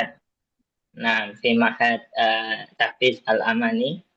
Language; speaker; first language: Arabic; non-native, learner; Indonesian